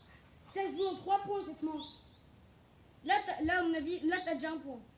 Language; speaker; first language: French; native; French